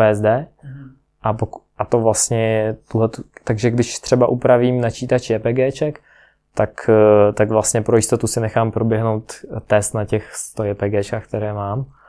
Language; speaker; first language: Czech; non-native, fluent; Ukrainian